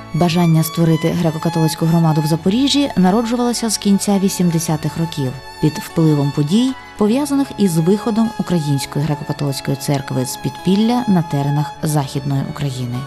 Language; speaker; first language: Ukrainian; native; Ukrainian